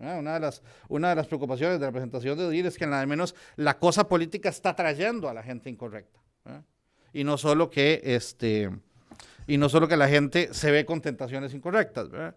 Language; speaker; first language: Spanish; native; Spanish